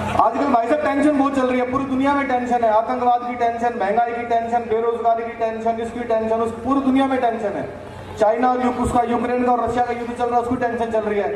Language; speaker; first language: Hindi; native; Hindi